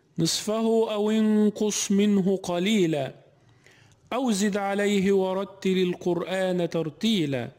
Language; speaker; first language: Arabic; native; Arabic